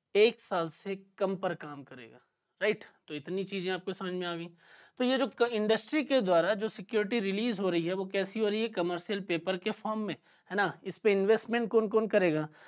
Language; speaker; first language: Hindi; native; Hindi